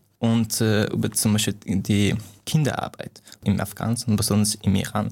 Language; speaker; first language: German; non-native, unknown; Persian